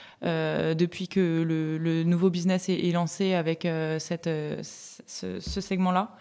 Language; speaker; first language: French; native; French